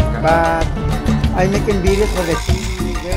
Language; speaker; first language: English; non-native, learner; Spanish